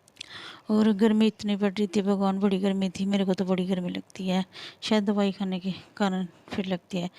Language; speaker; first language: Hindi; non-native, local second language; Punjabi